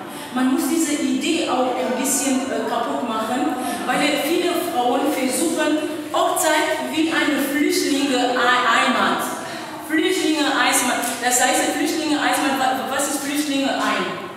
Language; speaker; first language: German; non-native, learner; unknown